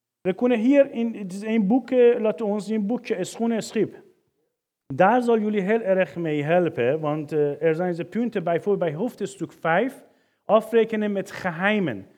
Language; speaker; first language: Dutch; non-native, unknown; Persian